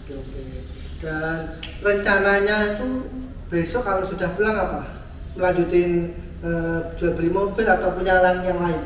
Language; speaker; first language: Indonesian; native; Indonesian